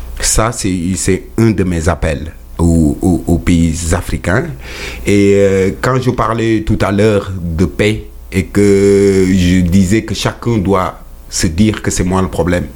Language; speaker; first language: French; non-native, local second language; Wolof